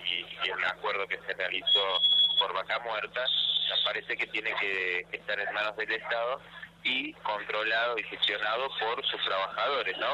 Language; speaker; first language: Spanish; native; Spanish